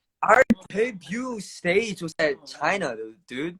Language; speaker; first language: English; early bilingual, other home language; Korean